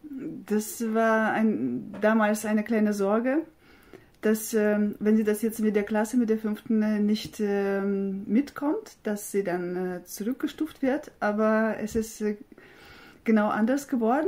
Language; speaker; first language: German; non-native, fluent; Russian